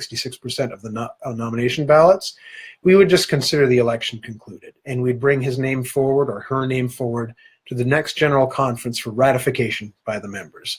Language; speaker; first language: English; native; English